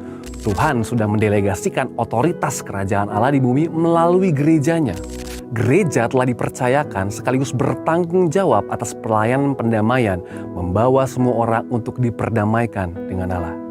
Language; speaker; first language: Indonesian; native; Indonesian